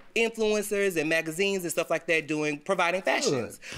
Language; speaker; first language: English; native; English